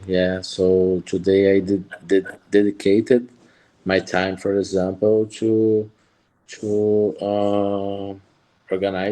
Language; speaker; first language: English; non-native, learner; Portuguese